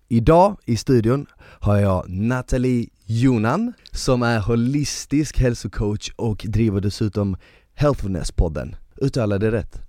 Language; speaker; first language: Swedish; early bilingual, other home language; Bosnian